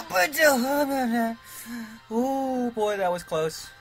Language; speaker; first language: English; native; English